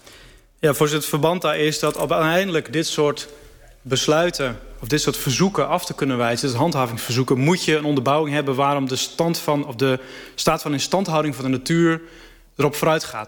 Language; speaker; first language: Dutch; native; Dutch